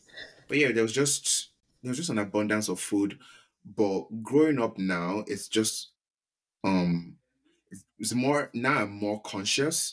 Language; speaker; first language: English; non-native, local second language; Yoruba